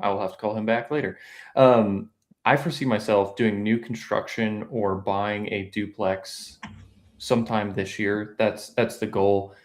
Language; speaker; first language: English; native; English